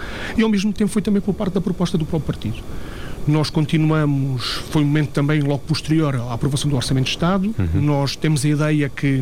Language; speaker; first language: Portuguese; native; Portuguese